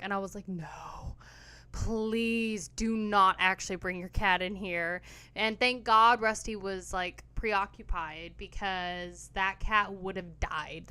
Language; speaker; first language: English; native; English